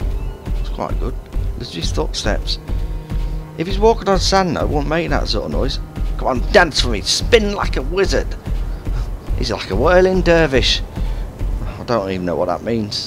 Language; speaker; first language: English; native; English